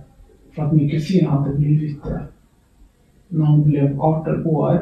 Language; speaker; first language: Swedish; early bilingual, other home language; Kurdish